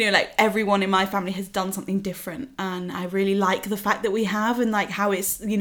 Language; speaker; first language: English; native; English